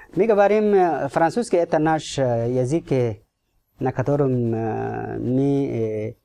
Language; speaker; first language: Russian; non-native, fluent; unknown